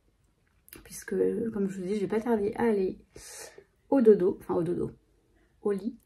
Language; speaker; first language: French; native; French